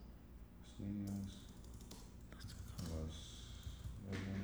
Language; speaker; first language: Spanish; non-native, learner; English